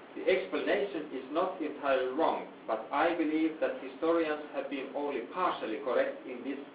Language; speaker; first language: English; non-native, fluent; Finnish